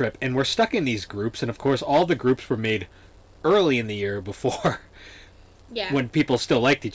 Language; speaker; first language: English; native; English